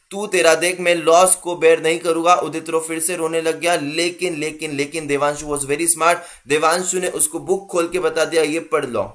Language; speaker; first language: Hindi; non-native, local second language; Marathi